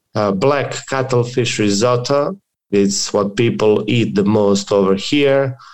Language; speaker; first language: English; non-native, fluent; Croatian